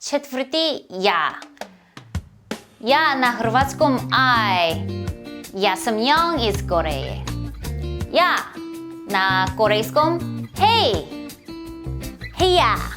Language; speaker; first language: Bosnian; non-native, learner; Korean